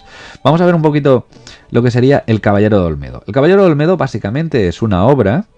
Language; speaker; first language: Spanish; native; Spanish